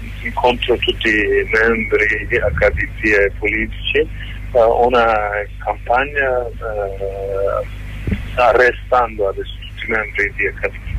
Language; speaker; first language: Italian; non-native, learner; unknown